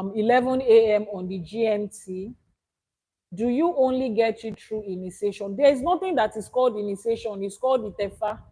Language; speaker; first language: English; non-native, local second language; Yoruba